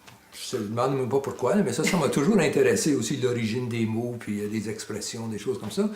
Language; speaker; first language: French; native; French